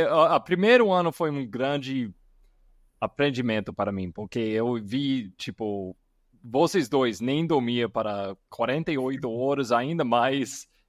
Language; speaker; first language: Portuguese; non-native, fluent; English